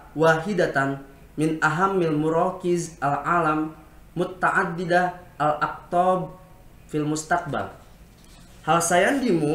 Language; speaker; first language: Arabic; non-native, learner; Indonesian